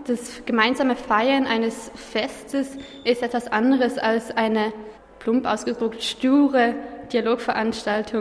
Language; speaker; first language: German; native; German